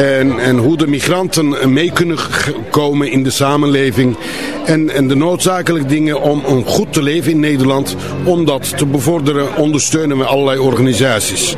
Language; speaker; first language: Dutch; non-native, fluent; Turkish